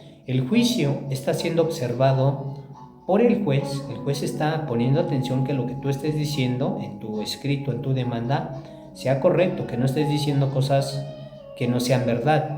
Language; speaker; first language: Spanish; native; Spanish